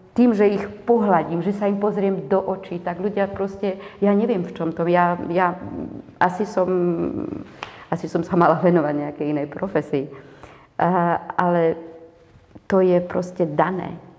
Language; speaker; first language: Slovak; non-native, local second language; Hungarian